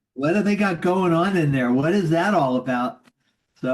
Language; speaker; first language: English; native; English